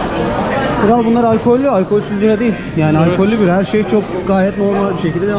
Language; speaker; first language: Turkish; native; Turkish